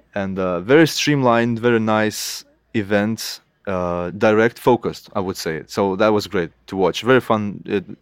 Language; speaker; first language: English; non-native, fluent; Lithuanian